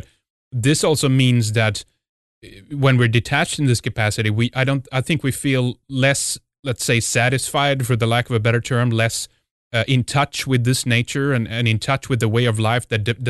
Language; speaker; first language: English; non-native, fluent; Swedish